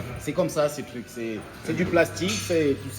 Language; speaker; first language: French; native; French